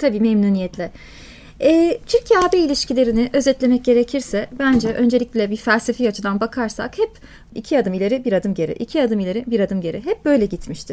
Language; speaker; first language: Turkish; native; Turkish